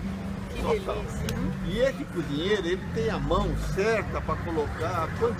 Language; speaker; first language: Portuguese; early bilingual, other home language; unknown